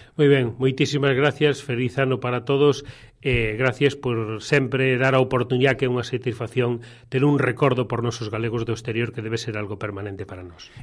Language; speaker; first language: Galician; native; Galician